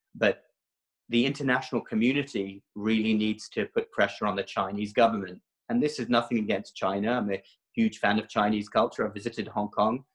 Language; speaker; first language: English; native; English